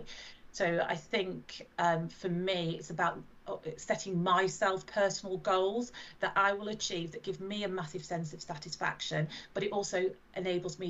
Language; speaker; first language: English; native; English